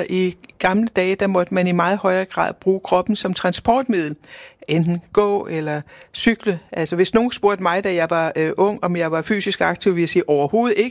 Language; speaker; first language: Danish; native; Danish